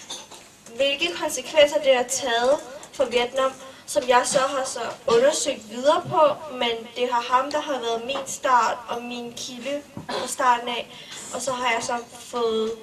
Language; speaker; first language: Danish; early bilingual, other home language; Vietnamese